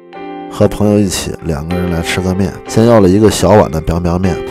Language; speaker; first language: Chinese; native; Chinese